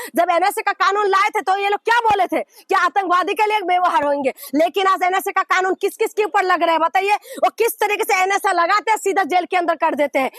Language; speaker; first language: Hindi; non-native, local second language; Assamese